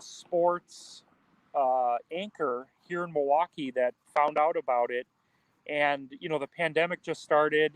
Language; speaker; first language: English; native; English